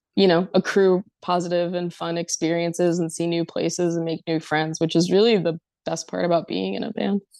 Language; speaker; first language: English; native; English